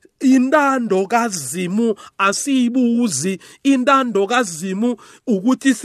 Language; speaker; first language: Zulu; non-native, local second language; South Ndebele